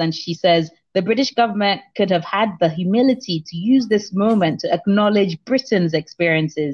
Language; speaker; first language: English; native; English